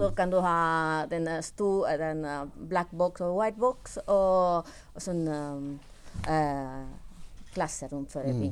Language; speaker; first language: Norwegian; non-native, learner; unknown